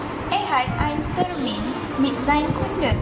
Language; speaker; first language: German; non-native, learner; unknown